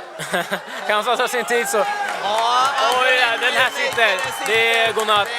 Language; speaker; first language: Swedish; native; Swedish